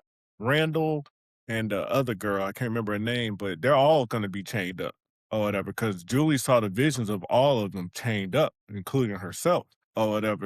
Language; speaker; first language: English; native; English